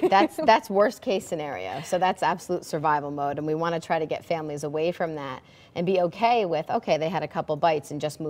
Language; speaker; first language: English; native; English